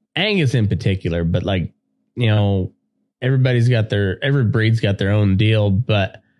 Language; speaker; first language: English; native; English